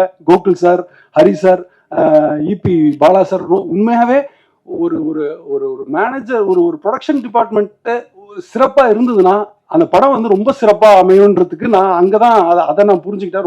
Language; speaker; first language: Tamil; native; Tamil